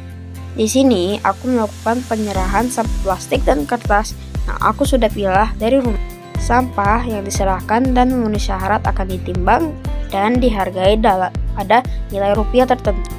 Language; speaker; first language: Indonesian; native; Indonesian